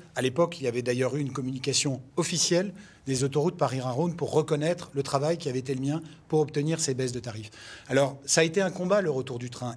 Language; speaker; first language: French; native; French